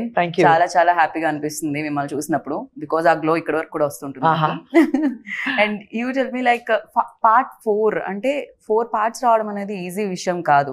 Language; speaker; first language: Telugu; native; Telugu